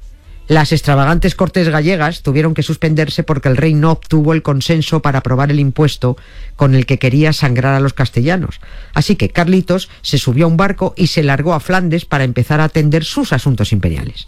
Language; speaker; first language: Spanish; native; Spanish